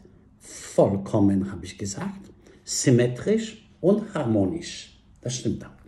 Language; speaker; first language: German; non-native, fluent; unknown